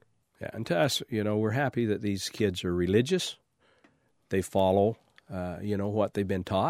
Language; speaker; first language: English; native; English